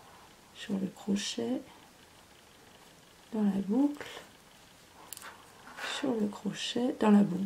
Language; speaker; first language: French; native; French